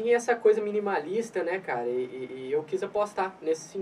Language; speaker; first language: Portuguese; native; Portuguese